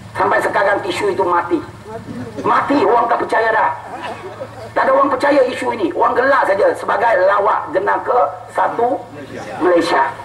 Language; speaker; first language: Malay; non-native, local second language; Chinese